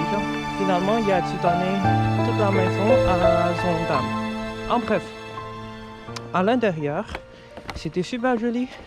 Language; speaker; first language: French; non-native, fluent; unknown